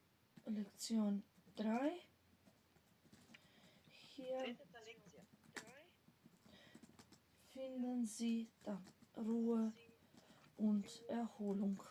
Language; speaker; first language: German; non-native, fluent; Macedonian